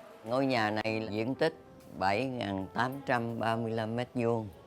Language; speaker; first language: Vietnamese; native; Vietnamese